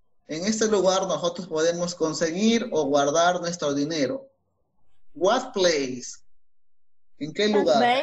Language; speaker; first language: Spanish; native; Spanish